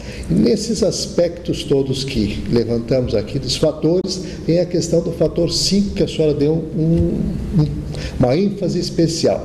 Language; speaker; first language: Portuguese; native; Portuguese